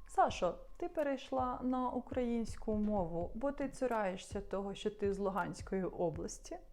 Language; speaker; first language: Ukrainian; non-native, local second language; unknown